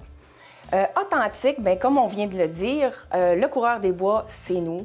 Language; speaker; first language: French; native; French